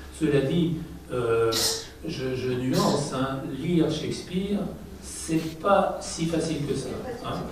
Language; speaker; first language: French; native; French